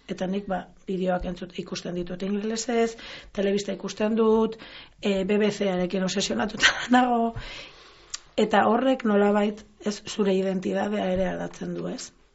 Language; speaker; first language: Basque; non-native, local second language; Spanish